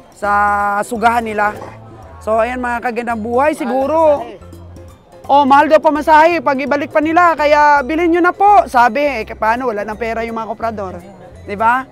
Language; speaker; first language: Filipino; non-native, local second language; Aklanon